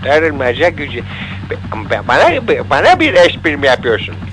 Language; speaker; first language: Turkish; native; Turkish